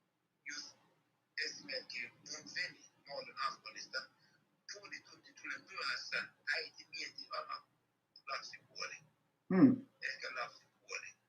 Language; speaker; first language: Finnish; non-native, learner; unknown